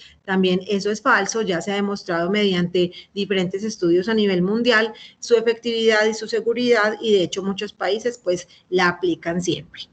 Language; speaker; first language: Spanish; native; Spanish